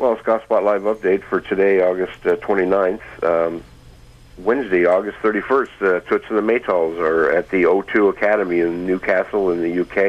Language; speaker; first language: English; native; English